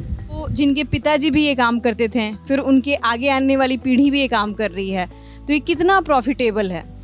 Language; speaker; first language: Hindi; native; Hindi